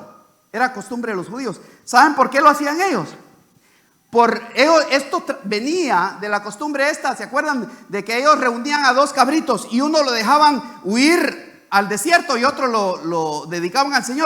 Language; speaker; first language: Spanish; native; Spanish